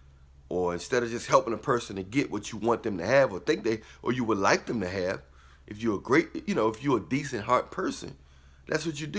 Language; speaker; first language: English; native; English